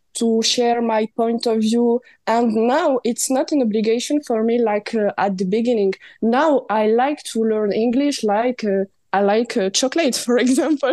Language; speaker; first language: English; non-native, learner; French